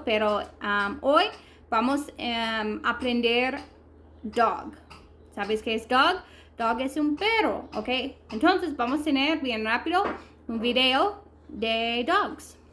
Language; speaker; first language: Spanish; non-native, learner; English